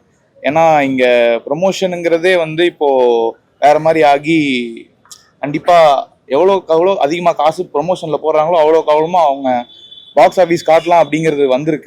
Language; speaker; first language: Tamil; native; Tamil